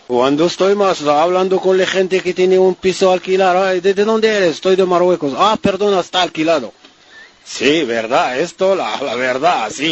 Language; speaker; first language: Spanish; non-native, learner; Arabic